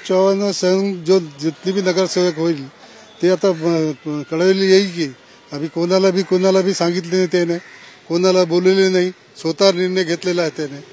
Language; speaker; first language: Marathi; non-native, local second language; Urdu